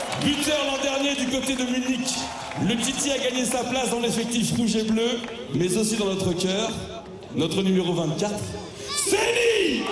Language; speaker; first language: French; native; French